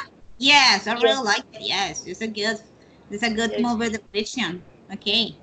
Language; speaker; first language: English; non-native, learner; Spanish